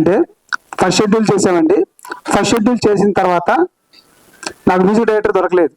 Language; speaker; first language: Telugu; native; Telugu